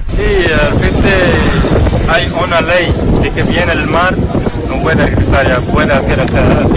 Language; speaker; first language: Spanish; non-native, learner; Arabic